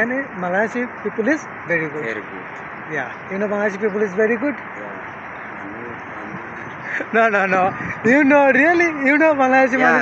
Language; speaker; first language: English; non-native, learner; Bangla